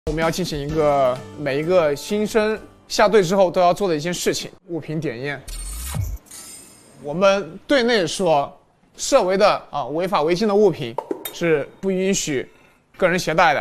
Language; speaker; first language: Chinese; native; Chinese